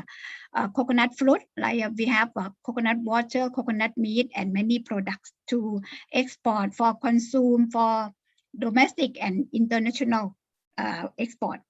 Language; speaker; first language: English; non-native, learner; Thai